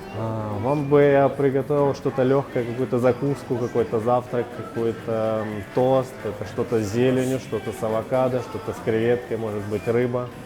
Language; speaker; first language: Russian; native; Russian